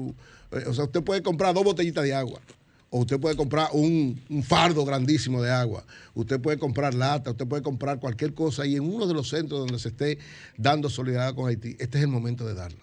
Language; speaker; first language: Spanish; native; Spanish